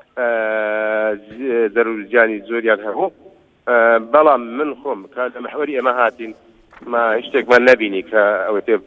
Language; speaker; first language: Central Kurdish; non-native, local second language; Kurdish